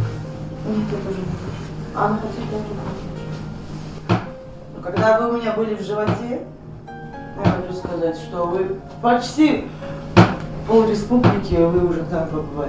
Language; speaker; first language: Russian; non-native, local second language; Uzbek